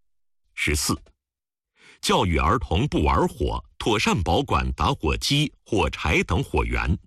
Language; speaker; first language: Chinese; native; Chinese